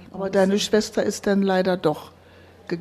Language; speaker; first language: German; native; German